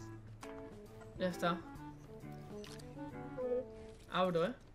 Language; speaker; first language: Spanish; native; Spanish